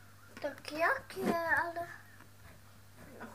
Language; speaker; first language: Polish; early bilingual, heritage; Dutch